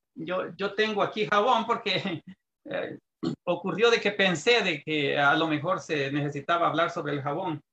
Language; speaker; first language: Spanish; native; Spanish